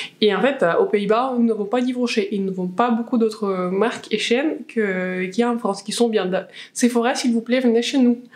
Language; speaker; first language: French; non-native, fluent; Russian